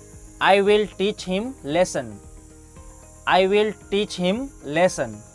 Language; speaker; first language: English; non-native, fluent; Hindi